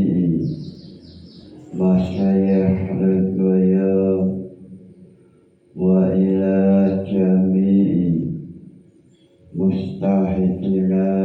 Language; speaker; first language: Arabic; non-native, fluent; Javanese